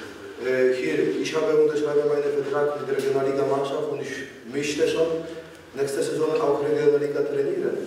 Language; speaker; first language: German; non-native, learner; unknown